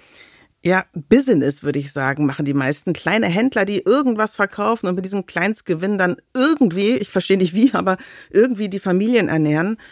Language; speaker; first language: German; native; German